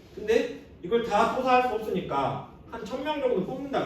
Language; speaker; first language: Korean; native; Korean